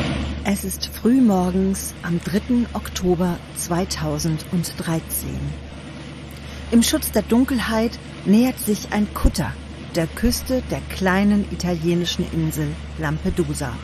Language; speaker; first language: German; native; German